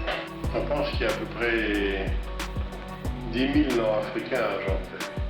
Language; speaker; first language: French; native; French